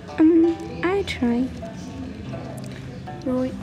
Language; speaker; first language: English; non-native, learner; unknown